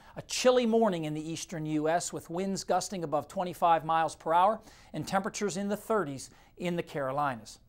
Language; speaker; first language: English; native; English